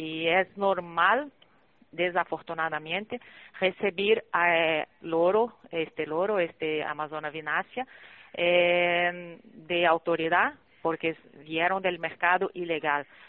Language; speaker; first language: Spanish; non-native, fluent; Portuguese